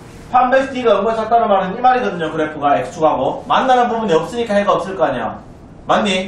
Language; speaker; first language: Korean; native; Korean